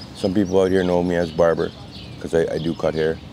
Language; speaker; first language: English; native; English